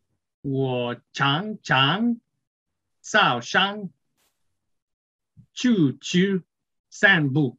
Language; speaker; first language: Chinese; non-native, learner; English